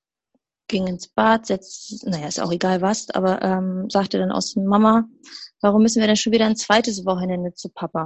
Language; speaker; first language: German; native; German